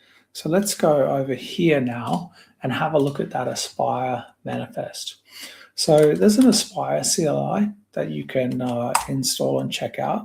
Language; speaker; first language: English; native; English